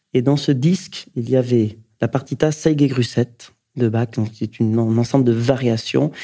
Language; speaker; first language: French; native; French